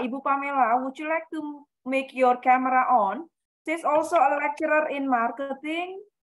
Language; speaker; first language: English; non-native, fluent; Indonesian